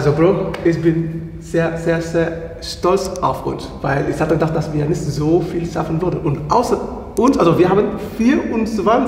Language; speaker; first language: German; non-native, learner; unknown